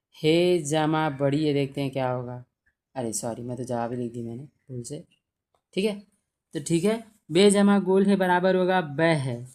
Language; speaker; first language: Hindi; native; Hindi